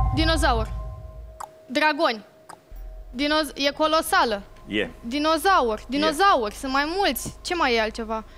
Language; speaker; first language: Romanian; native; Romanian